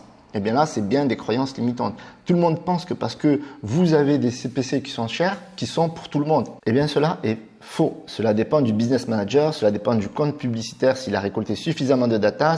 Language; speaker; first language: French; native; French